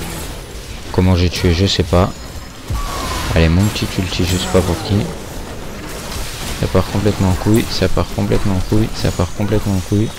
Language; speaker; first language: French; native; French